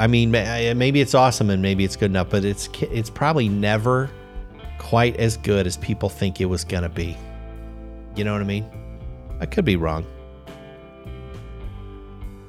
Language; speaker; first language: English; native; English